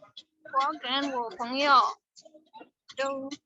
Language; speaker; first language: Chinese; non-native, learner; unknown